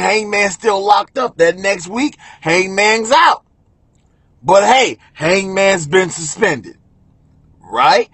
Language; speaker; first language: English; native; English